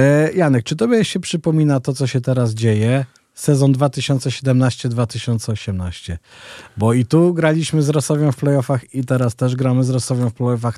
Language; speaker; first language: Polish; native; Polish